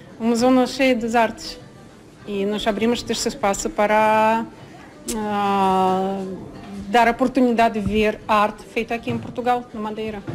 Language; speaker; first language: Portuguese; non-native, fluent; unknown